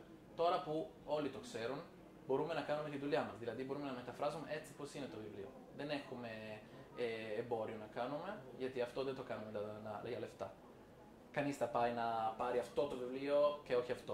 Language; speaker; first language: Greek; non-native, fluent; Italian